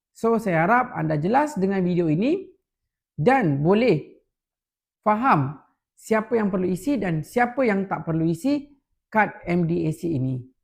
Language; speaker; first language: Malay; non-native, local second language; Tamil